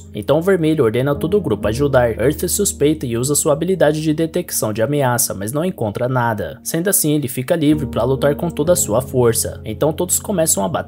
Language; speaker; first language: Portuguese; native; Portuguese